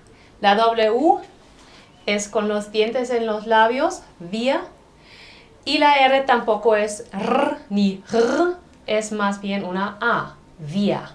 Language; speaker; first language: Spanish; non-native, fluent; German